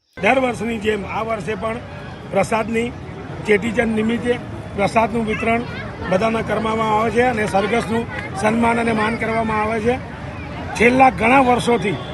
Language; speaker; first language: Gujarati; non-native, local second language; Sindhi